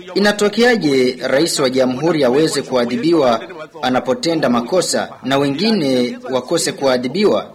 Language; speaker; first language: Swahili; non-native, local second language; Rundi